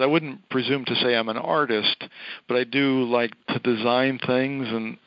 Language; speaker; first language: English; native; English